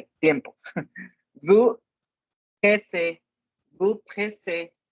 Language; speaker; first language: French; non-native, fluent; Spanish